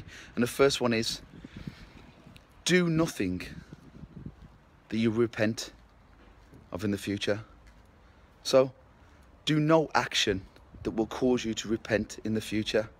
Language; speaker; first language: English; native; English